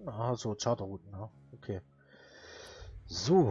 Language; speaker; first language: German; native; German